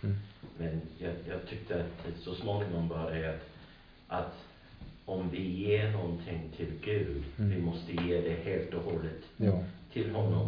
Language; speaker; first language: Swedish; non-native, fluent; English